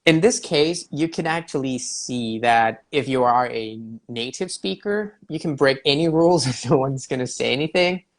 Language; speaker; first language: English; non-native, fluent; Thai